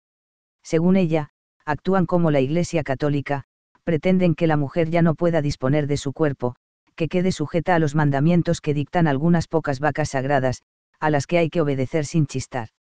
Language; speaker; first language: Spanish; native; Spanish